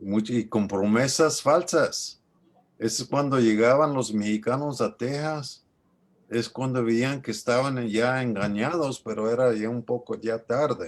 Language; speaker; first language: Spanish; early bilingual, other home language; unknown